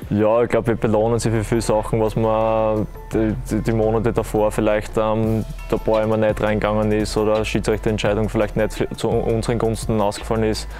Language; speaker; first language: German; native; German